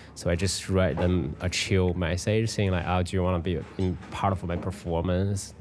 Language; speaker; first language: English; non-native, fluent; Chinese